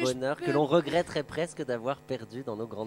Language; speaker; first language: French; native; French